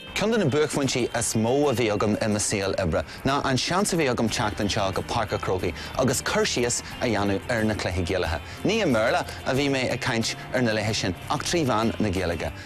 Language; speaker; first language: Irish; non-native, local second language; English